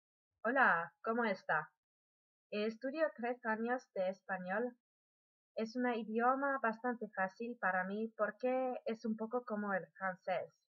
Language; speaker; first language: Spanish; non-native, learner; Finnish